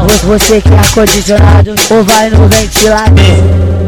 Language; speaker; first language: Portuguese; native; Portuguese